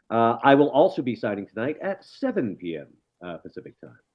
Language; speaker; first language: English; native; English